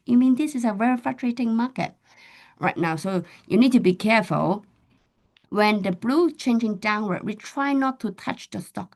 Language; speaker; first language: English; non-native, fluent; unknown